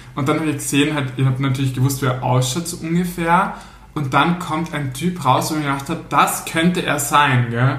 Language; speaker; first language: German; native; German